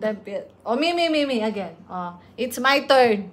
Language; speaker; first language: English; non-native, local second language; Filipino